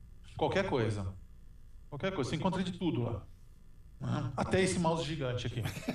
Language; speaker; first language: Portuguese; native; Portuguese